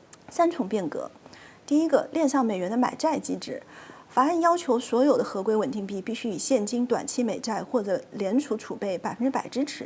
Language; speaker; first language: Chinese; native; Chinese